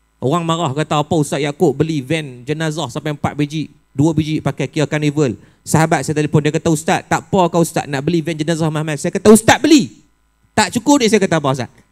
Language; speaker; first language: Malay; native; Malay